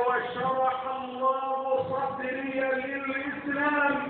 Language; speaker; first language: Arabic; native; Arabic